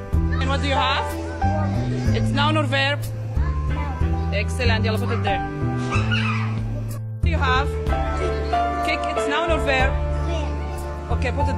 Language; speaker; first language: English; non-native, learner; Arabic